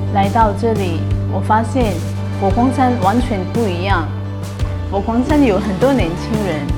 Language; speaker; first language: Chinese; non-native, fluent; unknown